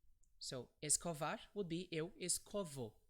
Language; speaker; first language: Portuguese; non-native, fluent; English